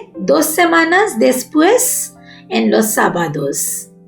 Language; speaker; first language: Spanish; non-native, learner; Bangla